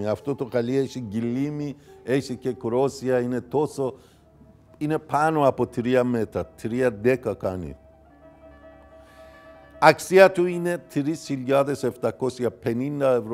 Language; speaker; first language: Greek; non-native, fluent; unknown